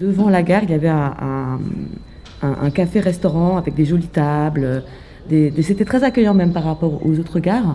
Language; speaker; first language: French; native; French